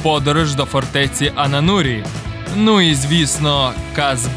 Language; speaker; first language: Ukrainian; native; Ukrainian